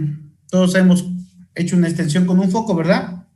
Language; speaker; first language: Spanish; native; Spanish